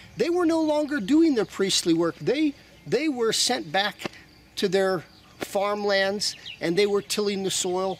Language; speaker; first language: English; native; English